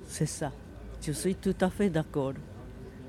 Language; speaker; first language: French; non-native, fluent; Japanese